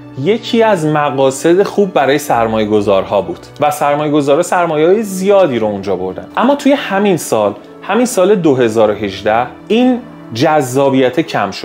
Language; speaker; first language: Persian; native; Persian